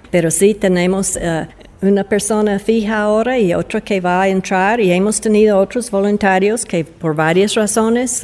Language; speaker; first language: Spanish; non-native, fluent; English